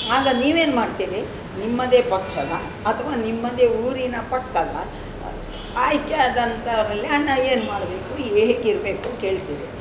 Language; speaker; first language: Kannada; non-native, local second language; Tulu